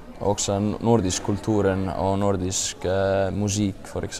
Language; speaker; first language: Swedish; non-native, learner; Estonian